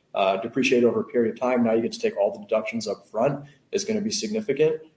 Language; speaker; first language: English; native; English